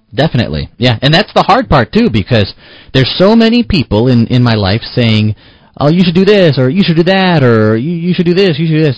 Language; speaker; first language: English; native; English